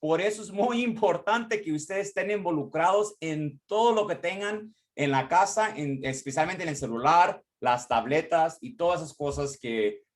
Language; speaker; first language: Spanish; early bilingual, heritage; Spanish